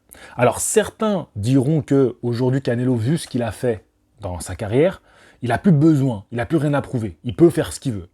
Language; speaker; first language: French; native; French